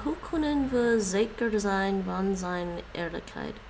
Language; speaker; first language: Dutch; non-native, learner; English